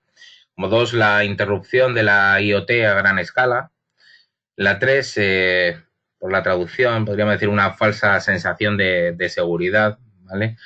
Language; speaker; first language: Spanish; native; Spanish